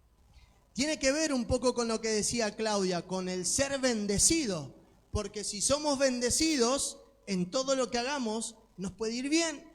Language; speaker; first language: Spanish; native; Spanish